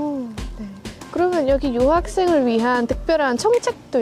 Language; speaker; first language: Korean; non-native, fluent; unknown